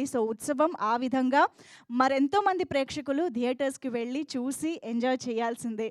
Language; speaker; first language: Telugu; native; Telugu